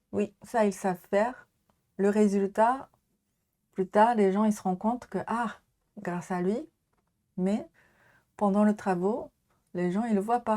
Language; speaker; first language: French; non-native, learner; Japanese